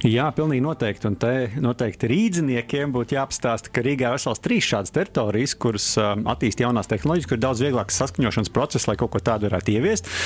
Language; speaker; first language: Latvian; native; Latvian